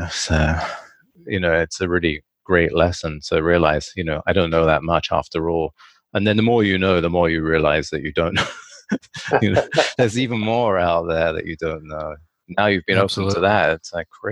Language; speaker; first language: English; native; English